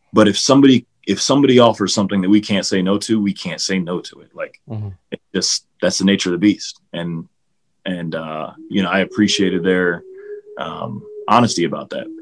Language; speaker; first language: English; native; English